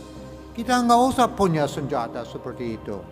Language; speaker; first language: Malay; non-native, fluent; English